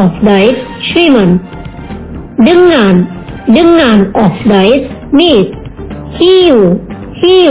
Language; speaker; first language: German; non-native, learner; Indonesian